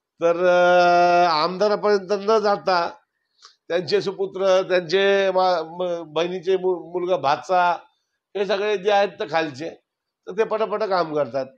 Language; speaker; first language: Marathi; non-native, local second language; Urdu